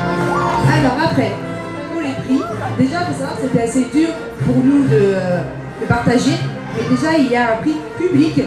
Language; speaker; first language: French; native; French